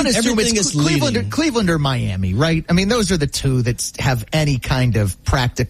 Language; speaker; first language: English; native; English